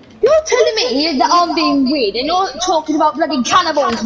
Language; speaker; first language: English; native; English